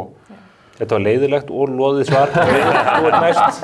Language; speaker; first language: Icelandic; native; Icelandic